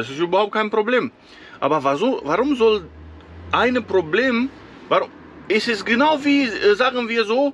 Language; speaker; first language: German; non-native, fluent; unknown